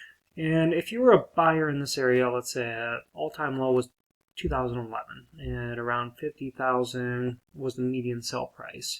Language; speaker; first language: English; native; English